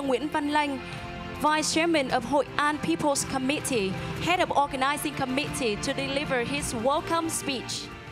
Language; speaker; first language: English; non-native, fluent; Vietnamese